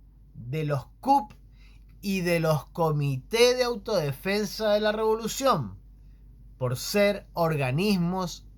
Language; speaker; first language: Spanish; native; Spanish